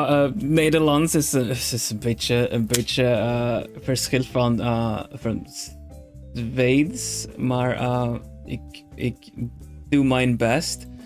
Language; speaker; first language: Dutch; non-native, learner; Swedish